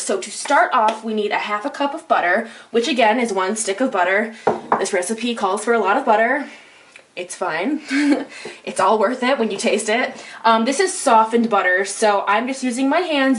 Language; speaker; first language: English; native; English